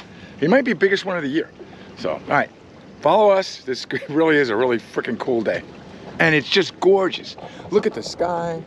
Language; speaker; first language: English; native; English